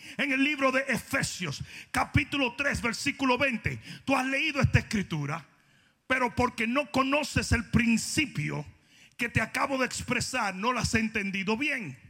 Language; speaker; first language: Spanish; native; Spanish